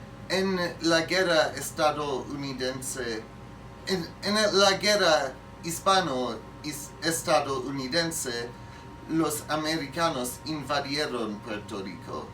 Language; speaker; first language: Spanish; non-native, learner; English